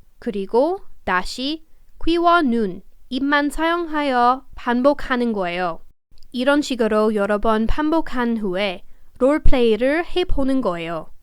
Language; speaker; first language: Korean; non-native, fluent; English